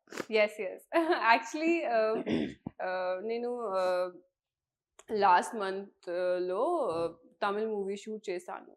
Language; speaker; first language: Telugu; non-native, learner; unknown